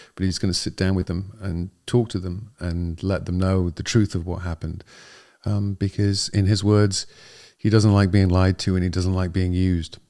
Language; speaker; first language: English; native; English